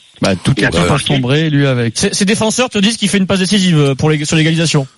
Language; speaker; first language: French; native; French